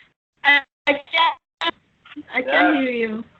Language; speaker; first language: English; non-native, learner; Spanish